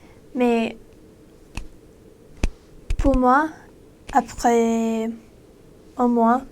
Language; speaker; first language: French; non-native, learner; English